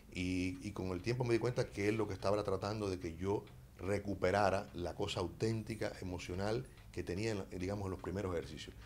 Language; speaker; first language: Spanish; native; Spanish